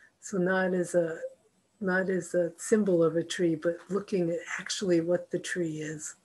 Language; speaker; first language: English; native; English